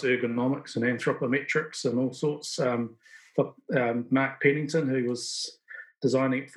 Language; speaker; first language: English; native; English